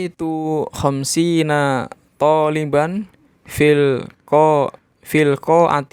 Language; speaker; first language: Arabic; non-native, learner; Indonesian